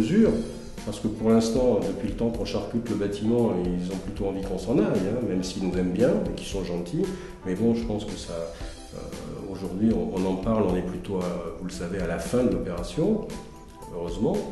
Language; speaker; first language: French; native; French